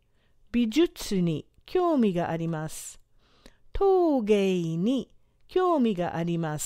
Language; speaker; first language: Japanese; non-native, fluent; English